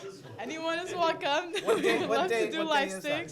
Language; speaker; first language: English; non-native, fluent; Arabic